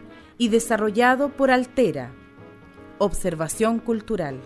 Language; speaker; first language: Spanish; native; Spanish